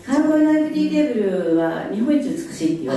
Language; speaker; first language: Japanese; native; Japanese